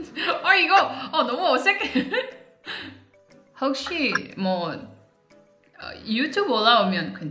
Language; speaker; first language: Korean; non-native, learner; Indonesian